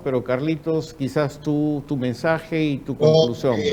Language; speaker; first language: Spanish; native; Spanish